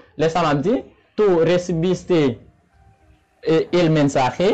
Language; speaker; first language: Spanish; non-native, learner; Haitian Creole